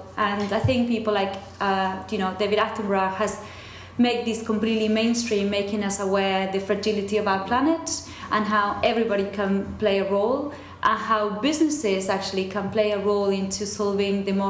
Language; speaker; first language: English; non-native, fluent; Spanish